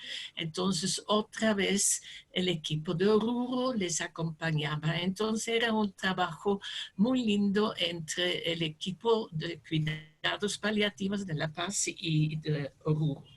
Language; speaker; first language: Spanish; non-native, fluent; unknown